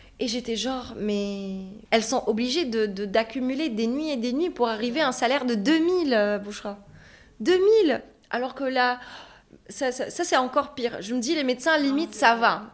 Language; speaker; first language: French; non-native, local second language; Arabic